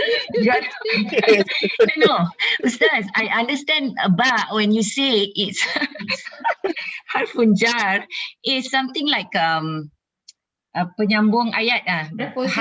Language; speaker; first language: English; non-native, local second language; Malay